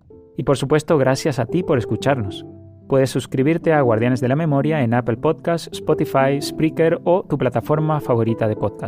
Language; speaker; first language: Spanish; native; Spanish